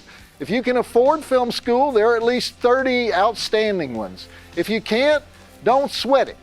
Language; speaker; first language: English; native; English